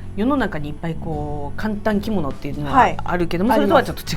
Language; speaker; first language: Japanese; native; Japanese